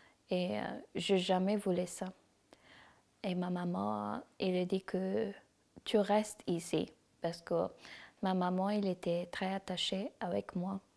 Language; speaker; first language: French; non-native, learner; Persian